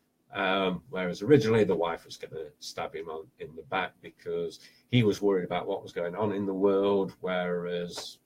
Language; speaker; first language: English; native; English